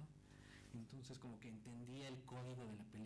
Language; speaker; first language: Spanish; native; Spanish